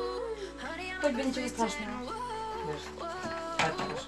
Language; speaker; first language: Russian; native; Russian